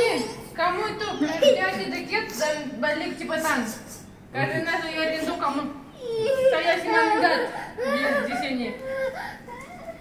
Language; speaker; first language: Indonesian; non-native, learner; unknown